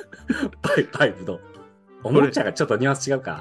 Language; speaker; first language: Japanese; native; Japanese